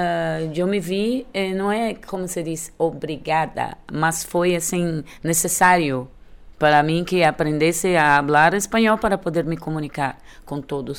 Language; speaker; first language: Spanish; non-native, learner; Portuguese